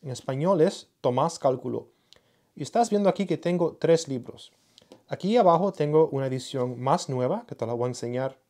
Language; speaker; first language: Spanish; early bilingual, heritage; Spanish